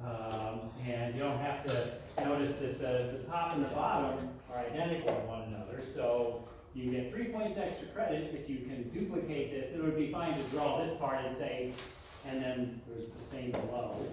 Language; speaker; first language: English; native; English